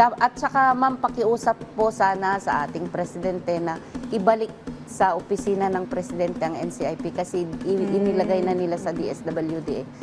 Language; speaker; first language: Filipino; non-native, local second language; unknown